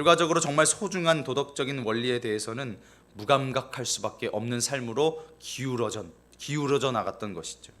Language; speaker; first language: Korean; native; Korean